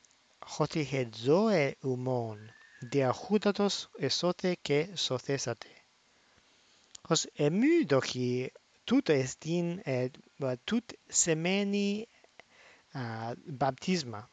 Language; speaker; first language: Greek; non-native, fluent; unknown